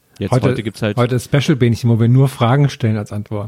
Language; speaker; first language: German; native; German